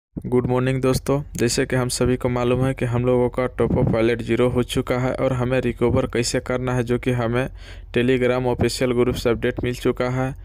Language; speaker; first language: Hindi; native; Hindi